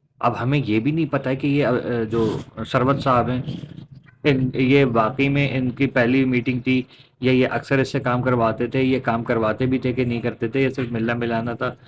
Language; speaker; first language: Urdu; native; Urdu